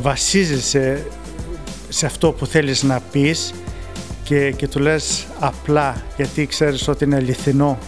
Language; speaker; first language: Greek; early bilingual, heritage; Greek